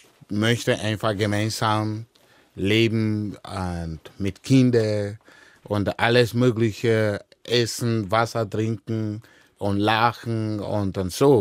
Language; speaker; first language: German; non-native, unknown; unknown